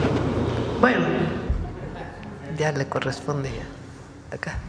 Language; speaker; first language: Spanish; native; Spanish